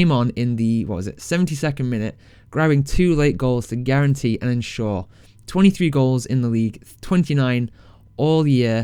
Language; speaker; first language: English; native; English